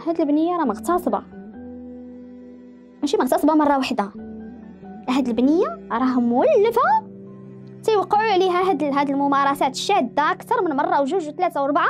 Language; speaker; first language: Arabic; native; Arabic